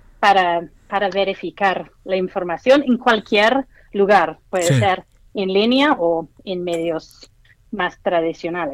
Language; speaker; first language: Spanish; non-native, fluent; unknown